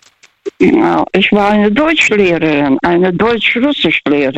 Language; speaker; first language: German; non-native, fluent; Russian